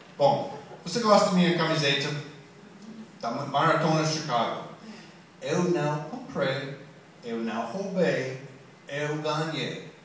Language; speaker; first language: Portuguese; non-native, learner; English